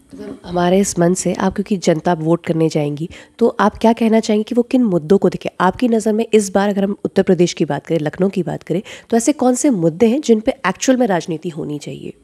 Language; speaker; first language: Hindi; native; Hindi